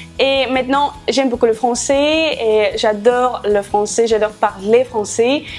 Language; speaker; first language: French; non-native, fluent; Russian